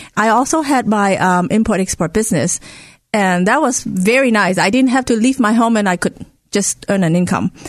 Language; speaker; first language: English; non-native, local second language; Cantonese